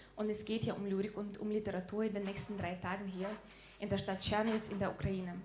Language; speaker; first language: German; non-native, fluent; Ukrainian